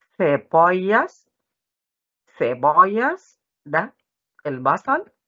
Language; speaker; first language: Spanish; non-native, fluent; Arabic